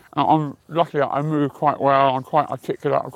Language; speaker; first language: English; native; English